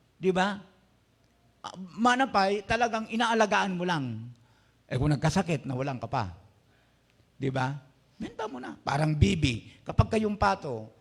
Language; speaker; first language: Filipino; non-native, local second language; Pampanga